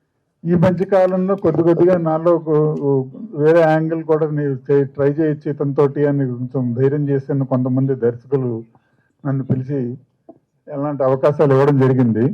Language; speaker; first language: Telugu; native; Telugu